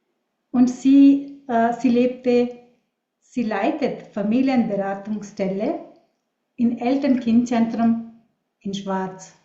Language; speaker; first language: German; non-native, learner; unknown